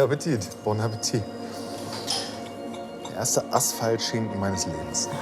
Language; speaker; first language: German; native; German